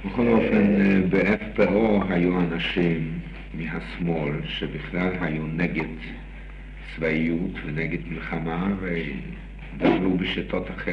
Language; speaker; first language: Hebrew; non-native, fluent; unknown